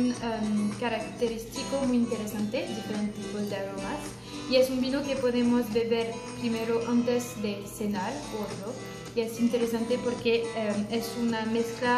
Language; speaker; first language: Spanish; non-native, fluent; French